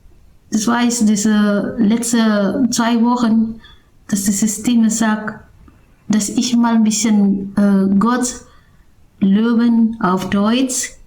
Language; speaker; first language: German; non-native, learner; Indonesian